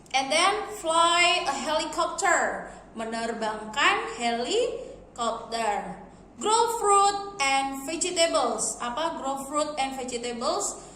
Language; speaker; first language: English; non-native, fluent; Indonesian